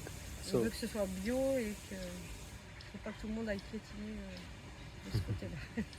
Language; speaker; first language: French; native; French